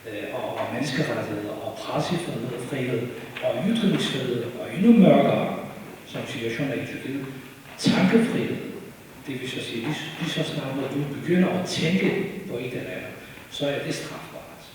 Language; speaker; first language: Danish; non-native, fluent; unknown